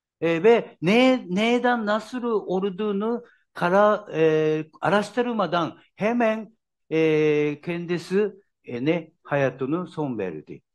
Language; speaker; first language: Turkish; non-native, learner; Japanese